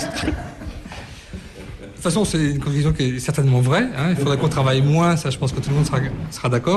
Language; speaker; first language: French; native; French